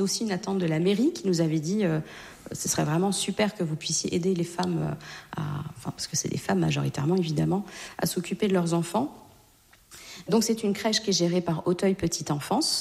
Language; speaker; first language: French; native; French